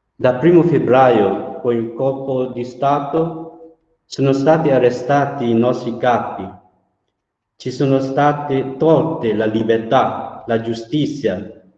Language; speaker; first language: Italian; non-native, fluent; Burmese